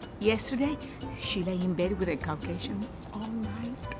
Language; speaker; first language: English; non-native, learner; Spanish